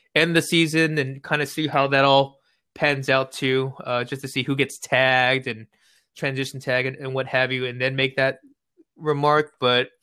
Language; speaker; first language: English; native; English